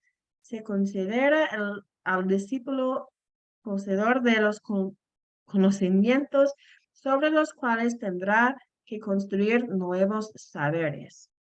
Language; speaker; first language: Spanish; non-native, fluent; English